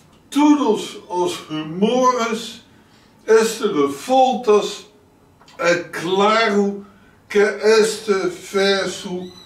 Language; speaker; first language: Portuguese; non-native, learner; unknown